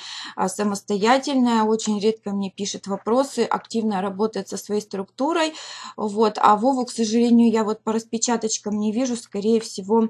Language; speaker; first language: Russian; native; Russian